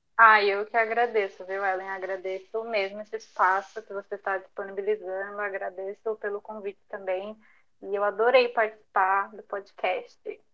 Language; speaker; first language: Portuguese; early bilingual, other home language; Japanese